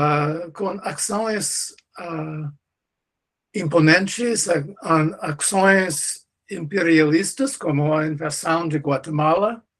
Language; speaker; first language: Portuguese; non-native, learner; English